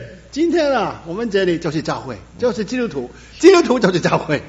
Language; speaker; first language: Chinese; native; Chinese